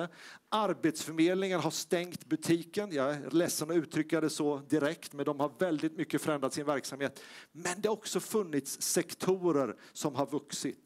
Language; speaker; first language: Swedish; native; Swedish